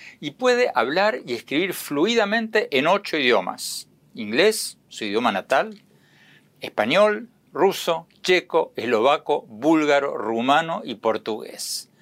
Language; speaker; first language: Spanish; native; Spanish